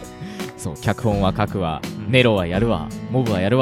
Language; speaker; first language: Japanese; native; Japanese